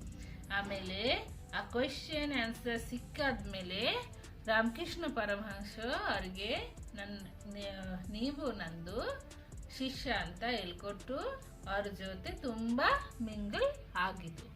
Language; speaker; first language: Kannada; non-native, local second language; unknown